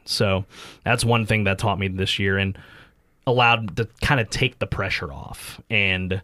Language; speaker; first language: English; early bilingual, other home language; Filipino